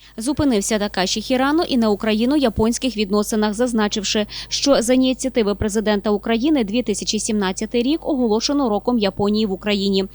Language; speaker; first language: Ukrainian; native; Ukrainian